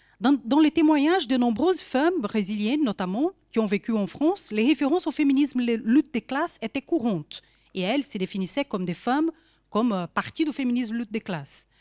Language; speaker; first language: French; non-native, fluent; Portuguese